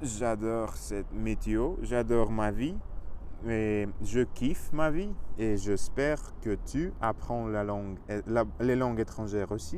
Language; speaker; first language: French; non-native, fluent; Russian